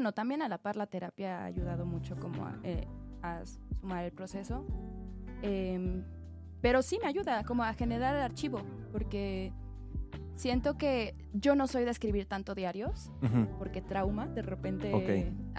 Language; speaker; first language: Spanish; native; Spanish